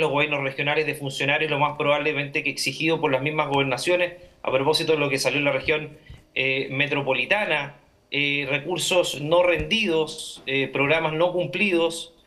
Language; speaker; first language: Spanish; native; Spanish